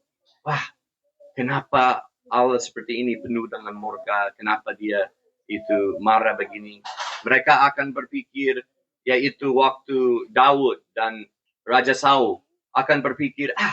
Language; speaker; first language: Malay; non-native, fluent; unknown